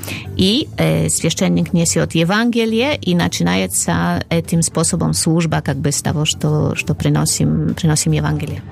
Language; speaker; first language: Russian; non-native, fluent; Polish